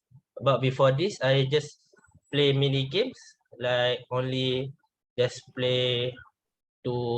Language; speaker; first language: English; non-native, learner; Malay